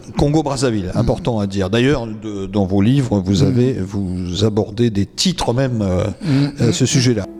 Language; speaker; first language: French; native; French